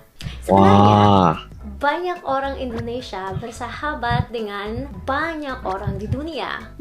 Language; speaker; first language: Indonesian; non-native, fluent; Filipino